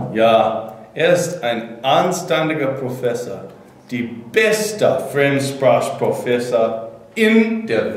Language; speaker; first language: German; non-native, learner; English